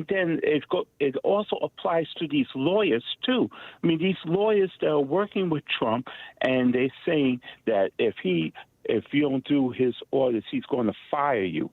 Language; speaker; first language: English; native; English